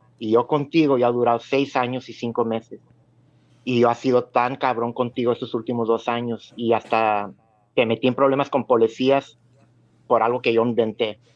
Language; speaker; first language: Spanish; early bilingual, heritage; Spanish